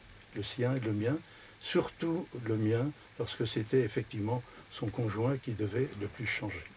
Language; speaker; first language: French; native; French